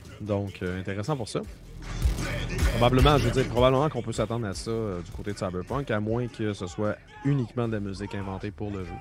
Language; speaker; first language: French; native; French